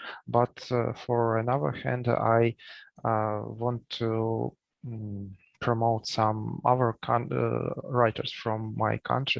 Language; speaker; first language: English; non-native, learner; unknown